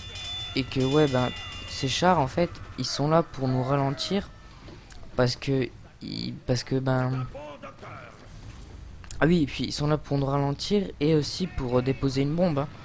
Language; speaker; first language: French; native; French